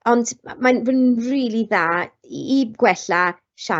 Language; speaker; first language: Welsh; non-native, local second language; English